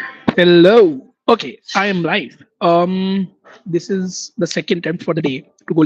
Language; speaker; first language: English; non-native, local second language; Hindi